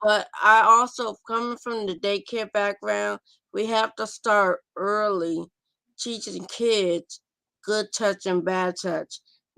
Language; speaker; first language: English; native; English